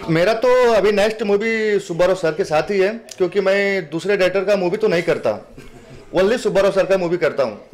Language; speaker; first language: Hindi; native; Hindi